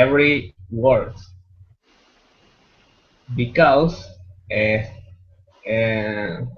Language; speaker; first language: English; non-native, learner; Spanish